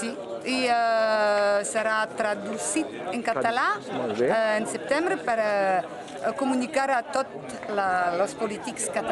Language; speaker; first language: Catalan; non-native, learner; French